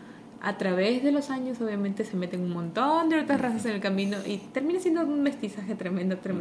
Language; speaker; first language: Spanish; early bilingual, heritage; Spanish